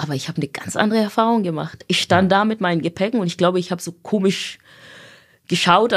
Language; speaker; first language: German; non-native, fluent; Swahili